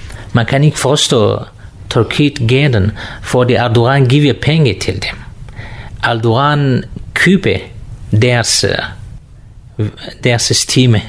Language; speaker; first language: Danish; non-native, learner; Kurdish